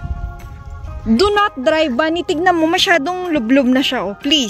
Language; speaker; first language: Filipino; native; Filipino